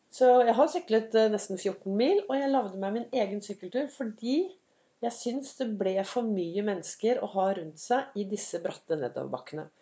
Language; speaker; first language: Norwegian; native; Norwegian